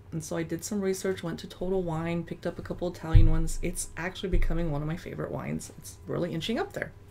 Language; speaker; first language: English; native; English